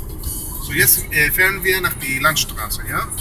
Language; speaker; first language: German; non-native, learner; Greek